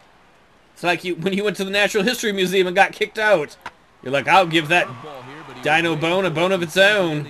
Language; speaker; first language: English; native; English